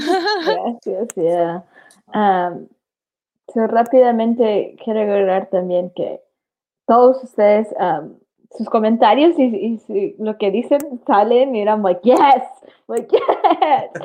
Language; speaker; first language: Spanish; early bilingual, heritage; English